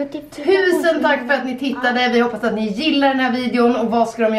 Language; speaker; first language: Swedish; native; Swedish